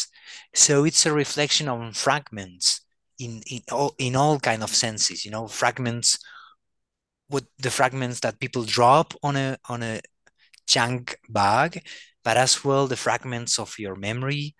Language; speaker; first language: English; non-native, fluent; Spanish